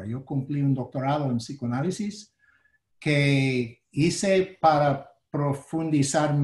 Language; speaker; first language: Spanish; non-native, fluent; English